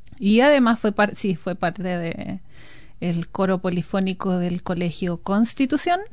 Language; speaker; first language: Spanish; native; Spanish